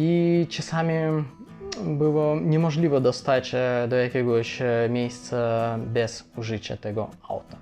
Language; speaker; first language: Polish; non-native, fluent; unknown